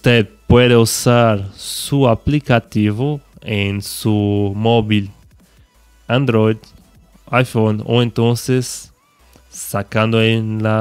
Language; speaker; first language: Spanish; non-native, fluent; Portuguese